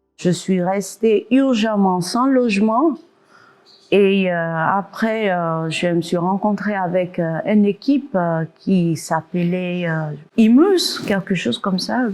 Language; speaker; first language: French; non-native, learner; English